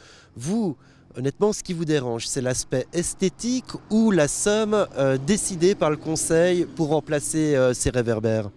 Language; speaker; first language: French; native; French